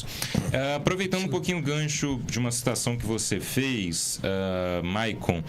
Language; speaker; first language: Portuguese; native; Portuguese